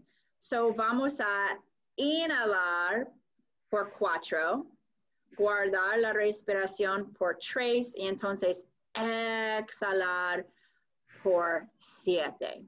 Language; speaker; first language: Spanish; non-native, fluent; English